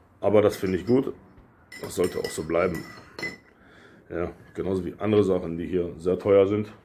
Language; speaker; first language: German; native; German